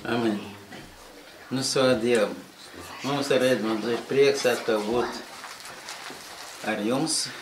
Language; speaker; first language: Latvian; non-native, local second language; Russian